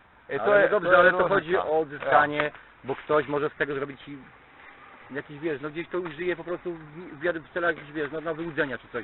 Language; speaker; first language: Polish; native; Polish